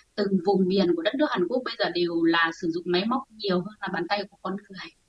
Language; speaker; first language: Vietnamese; native; Vietnamese